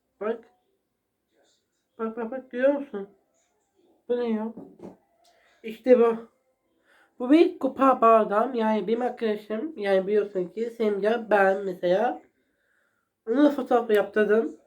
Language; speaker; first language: Turkish; non-native, learner; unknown